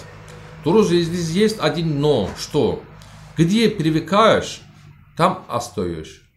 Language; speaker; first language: Russian; non-native, learner; Turkish